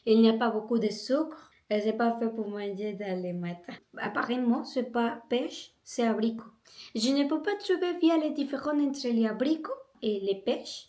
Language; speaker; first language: French; non-native, learner; Spanish